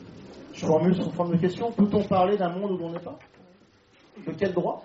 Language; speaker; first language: French; native; French